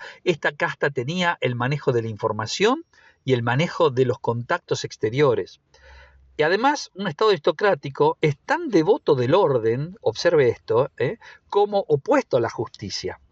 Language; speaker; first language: Spanish; native; Spanish